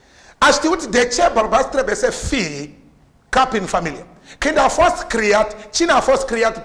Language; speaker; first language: Romanian; non-native, learner; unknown